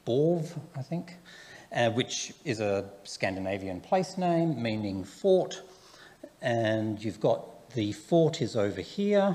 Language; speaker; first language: English; native; English